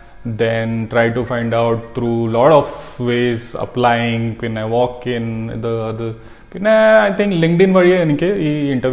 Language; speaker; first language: Malayalam; early bilingual, heritage; Malayalam